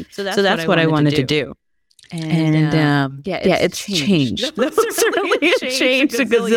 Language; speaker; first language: English; native; English